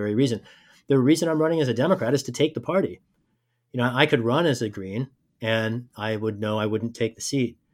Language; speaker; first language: English; native; English